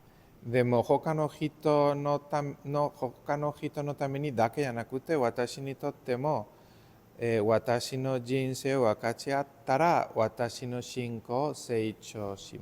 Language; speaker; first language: Japanese; non-native, learner; Spanish